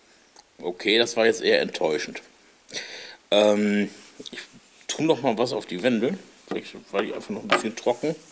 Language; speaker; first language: German; native; German